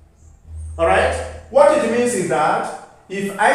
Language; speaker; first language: English; non-native, local second language; Igbo